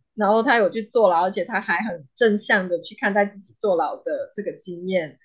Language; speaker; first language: Chinese; native; Chinese